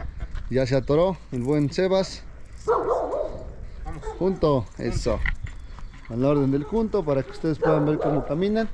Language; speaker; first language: Spanish; native; Spanish